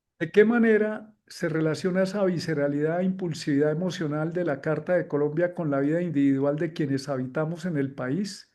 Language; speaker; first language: Spanish; native; Spanish